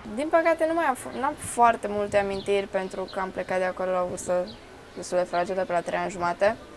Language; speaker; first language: Romanian; early bilingual, other home language; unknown